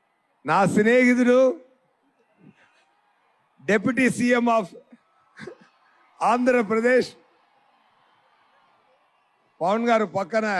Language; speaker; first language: Telugu; non-native, fluent; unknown